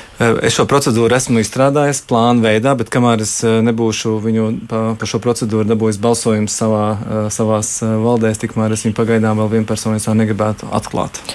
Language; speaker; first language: Latvian; native; Latvian